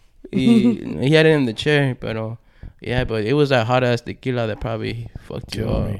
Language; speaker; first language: English; early bilingual, other home language; Spanish